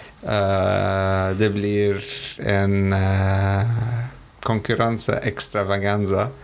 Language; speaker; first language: Norwegian; non-native, fluent; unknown